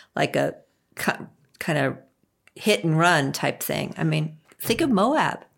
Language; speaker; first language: English; native; English